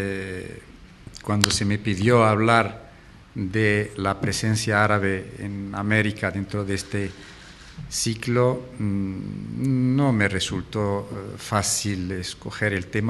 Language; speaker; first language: Spanish; non-native, fluent; Arabic